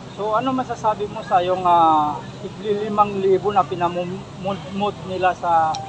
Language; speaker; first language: Filipino; native; Filipino